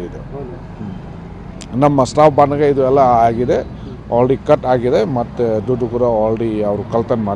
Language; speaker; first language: Kannada; non-native, learner; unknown